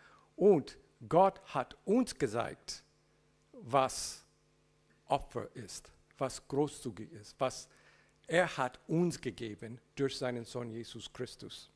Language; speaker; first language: German; non-native, learner; English